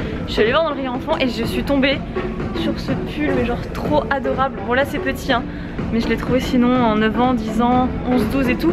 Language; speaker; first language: French; native; French